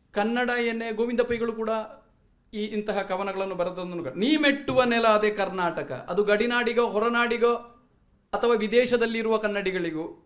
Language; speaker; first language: Kannada; non-native, local second language; Malayalam